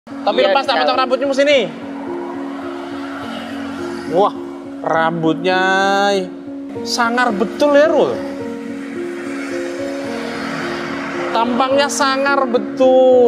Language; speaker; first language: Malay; non-native, local second language; Javanese